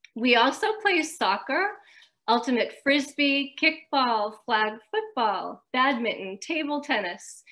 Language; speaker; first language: English; native; English